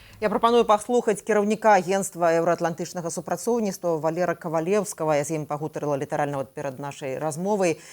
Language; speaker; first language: Belarusian; native; Belarusian